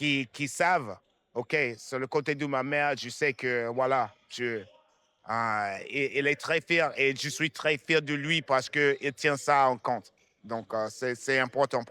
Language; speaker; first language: French; non-native, fluent; English